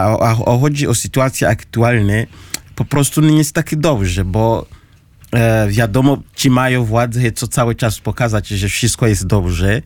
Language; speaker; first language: Polish; non-native, learner; Kinyarwanda